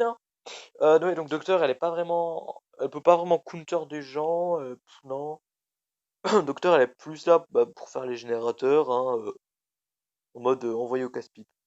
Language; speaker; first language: French; native; French